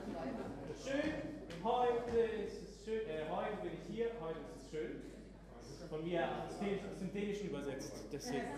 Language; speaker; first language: German; native; German